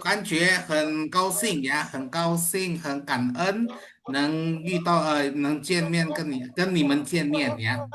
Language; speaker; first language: Chinese; non-native, fluent; Indonesian